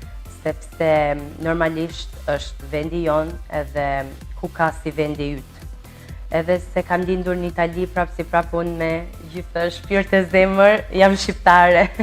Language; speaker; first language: Albanian; early bilingual, heritage; Albanian